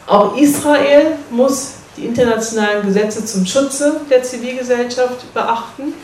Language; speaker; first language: German; native; German